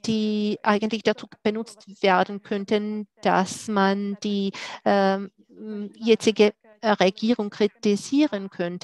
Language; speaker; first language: German; non-native, fluent; Czech